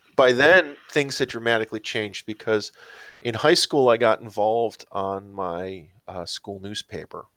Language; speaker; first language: English; native; English